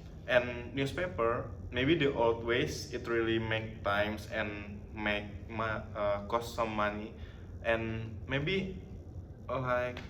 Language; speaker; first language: English; non-native, learner; Indonesian